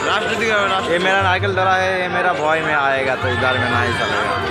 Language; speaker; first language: Hindi; non-native, local second language; Bangla